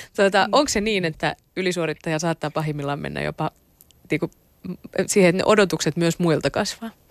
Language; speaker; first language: Finnish; native; Finnish